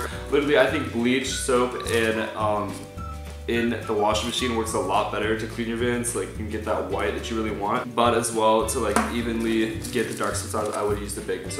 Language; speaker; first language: English; native; English